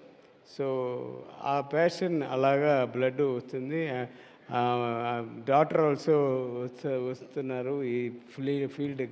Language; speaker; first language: Telugu; non-native, learner; Tamil